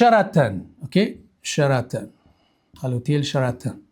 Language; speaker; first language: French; non-native, fluent; Amharic